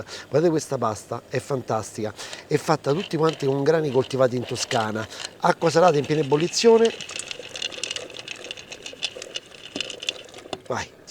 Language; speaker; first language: Italian; native; Italian